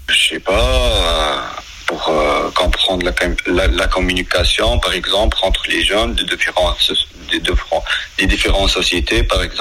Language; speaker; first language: French; non-native, local second language; Arabic